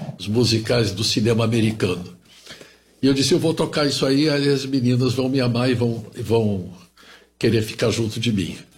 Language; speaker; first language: Portuguese; early bilingual, other home language; German